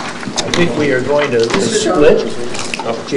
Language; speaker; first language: English; native; English